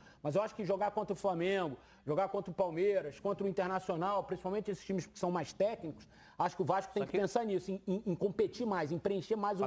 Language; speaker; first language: Portuguese; native; Portuguese